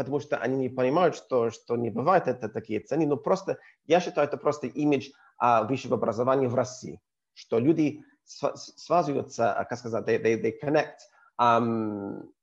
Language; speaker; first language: Russian; non-native, learner; English